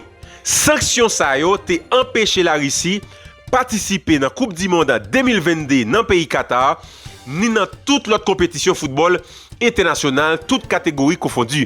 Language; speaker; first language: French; non-native, local second language; Haitian Creole